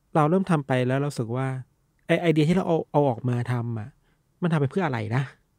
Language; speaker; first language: Thai; native; Thai